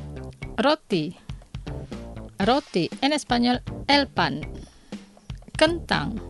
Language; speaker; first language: Spanish; non-native, learner; Indonesian